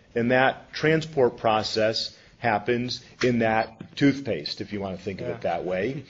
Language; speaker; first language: English; native; English